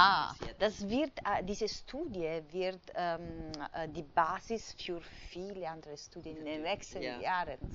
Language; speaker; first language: German; non-native, fluent; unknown